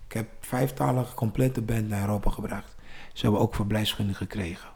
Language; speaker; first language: Dutch; non-native, fluent; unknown